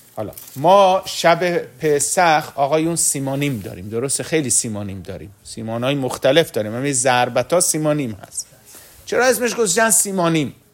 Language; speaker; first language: Persian; early bilingual, heritage; Persian